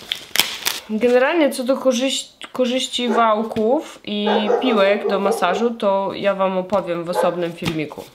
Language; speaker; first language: Polish; non-native, fluent; Russian